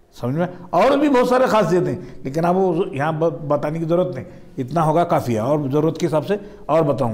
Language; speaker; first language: Hindi; non-native, local second language; Marathi